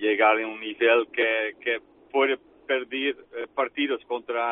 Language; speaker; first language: Spanish; non-native, fluent; Dutch